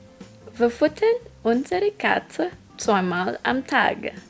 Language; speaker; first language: German; non-native, fluent; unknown